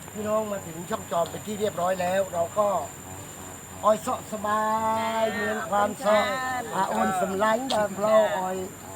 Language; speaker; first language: Thai; native; Thai